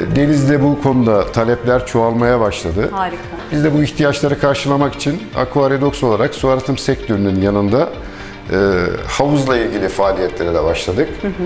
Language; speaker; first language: Turkish; native; Turkish